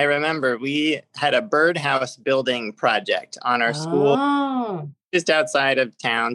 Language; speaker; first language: English; native; English